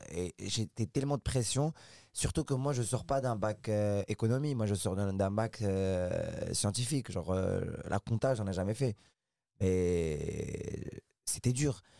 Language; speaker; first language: French; non-native, local second language; Arabic